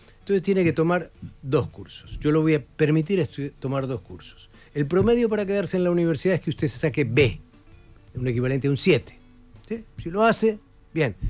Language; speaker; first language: Spanish; native; Spanish